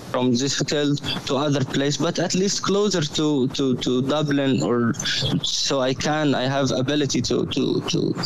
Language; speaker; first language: English; non-native, learner; Arabic